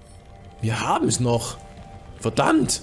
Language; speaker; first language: German; native; German